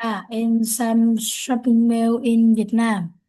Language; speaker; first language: English; non-native, learner; Vietnamese